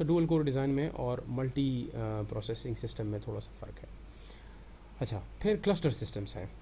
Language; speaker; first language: Urdu; non-native, local second language; Pashto